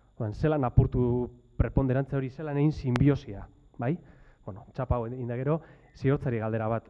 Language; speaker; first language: Basque; native; Basque